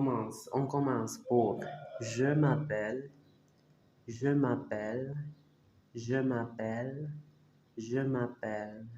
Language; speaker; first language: French; non-native, fluent; Spanish